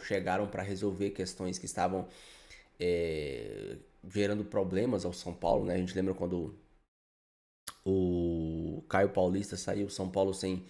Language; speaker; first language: Portuguese; native; Portuguese